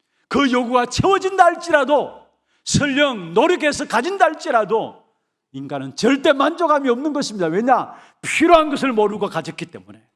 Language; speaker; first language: Korean; native; Korean